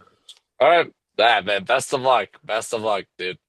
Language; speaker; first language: English; native; English